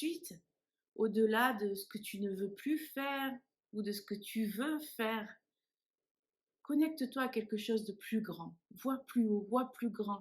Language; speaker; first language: French; native; French